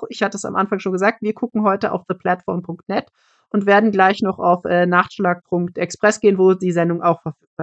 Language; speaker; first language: German; native; German